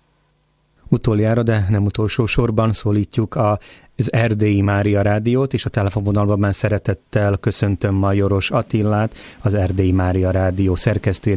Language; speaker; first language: Hungarian; native; Hungarian